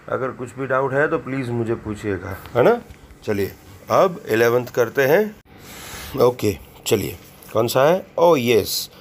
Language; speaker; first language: Hindi; non-native, local second language; Gujarati